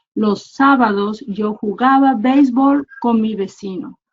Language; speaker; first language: Spanish; non-native, fluent; English